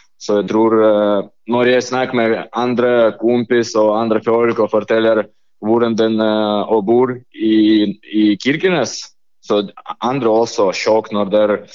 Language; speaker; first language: Norwegian; non-native, learner; Lithuanian